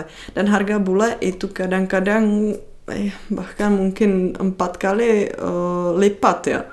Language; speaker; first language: Indonesian; non-native, fluent; Czech